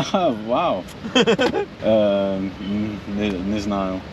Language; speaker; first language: Russian; non-native, learner; English